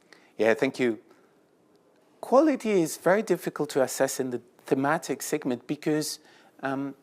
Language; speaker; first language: English; non-native, fluent; French